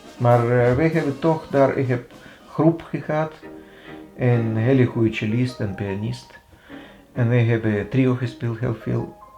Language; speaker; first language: Dutch; non-native, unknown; Russian